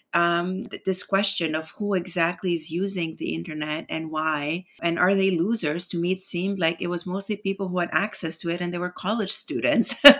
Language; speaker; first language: English; non-native, fluent; Greek